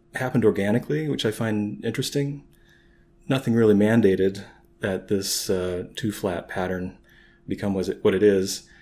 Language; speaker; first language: English; native; English